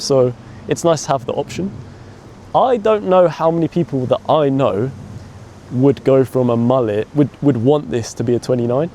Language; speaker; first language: English; native; English